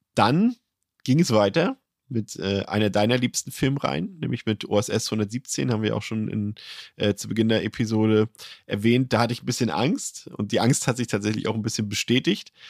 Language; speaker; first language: German; native; German